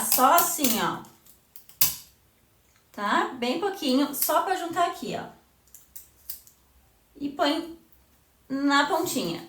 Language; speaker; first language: Portuguese; native; Portuguese